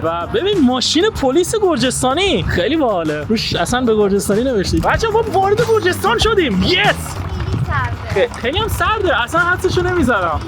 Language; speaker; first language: Persian; native; Persian